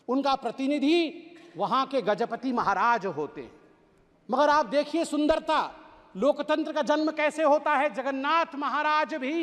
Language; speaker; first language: Hindi; non-native, local second language; Odia